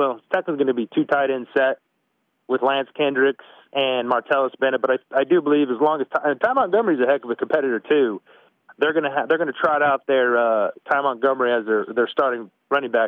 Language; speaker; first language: English; native; English